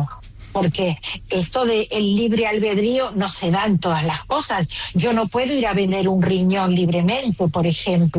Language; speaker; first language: Spanish; native; Spanish